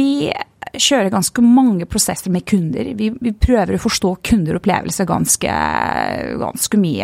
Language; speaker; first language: Norwegian; non-native, fluent; Lithuanian